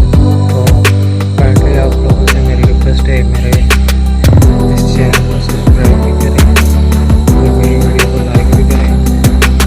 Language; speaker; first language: Hindi; non-native, local second language; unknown